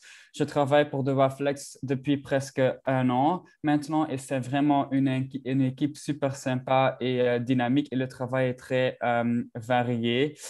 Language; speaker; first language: French; non-native, local second language; Dutch